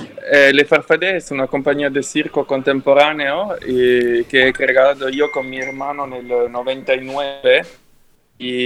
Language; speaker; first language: Spanish; non-native, fluent; French